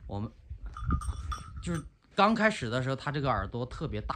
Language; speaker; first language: Chinese; native; Chinese